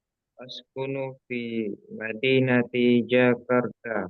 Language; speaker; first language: Arabic; non-native, learner; Indonesian